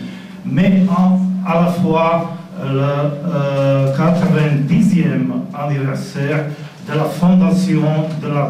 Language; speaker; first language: French; non-native, fluent; Slovak